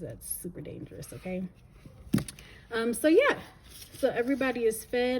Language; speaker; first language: English; native; English